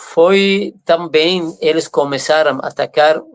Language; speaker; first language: Portuguese; non-native, fluent; Persian